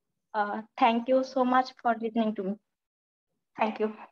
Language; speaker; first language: English; non-native, learner; Bangla